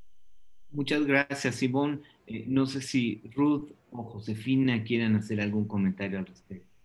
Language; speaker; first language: Spanish; native; Spanish